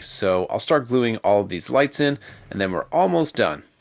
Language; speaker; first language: English; native; English